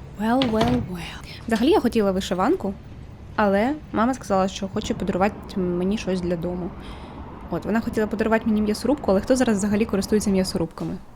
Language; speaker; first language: Ukrainian; native; Ukrainian